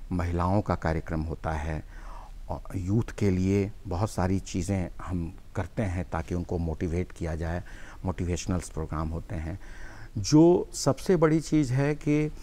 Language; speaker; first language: Hindi; native; Hindi